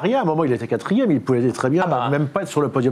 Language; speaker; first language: French; native; French